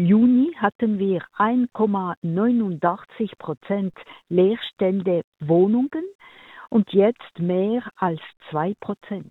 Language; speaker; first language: German; non-native, local second language; French